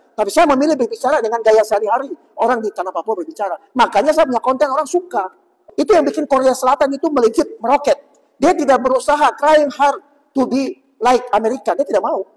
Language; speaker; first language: Indonesian; native; Indonesian